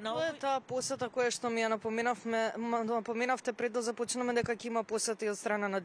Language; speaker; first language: Macedonian; native; Macedonian